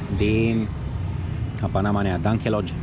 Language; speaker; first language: Indonesian; non-native, learner; Romanian